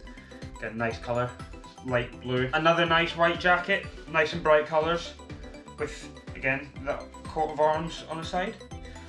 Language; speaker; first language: English; native; English